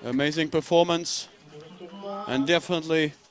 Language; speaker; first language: English; non-native, fluent; Czech